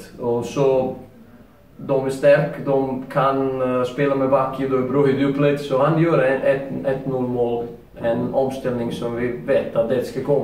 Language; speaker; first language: Swedish; non-native, learner; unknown